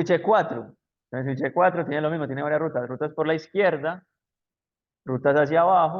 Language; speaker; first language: Spanish; native; Spanish